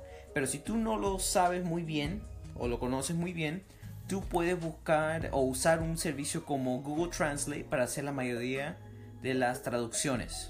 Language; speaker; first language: Spanish; early bilingual, heritage; Spanish